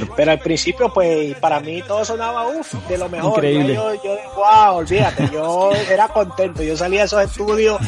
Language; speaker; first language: Spanish; early bilingual, heritage; Spanish